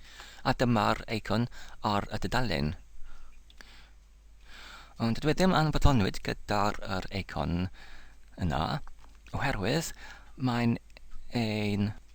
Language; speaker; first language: Welsh; non-native, learner; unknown